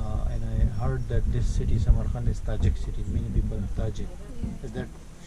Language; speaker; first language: English; non-native, local second language; Urdu